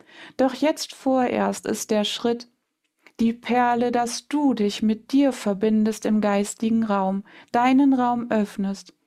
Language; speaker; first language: German; native; German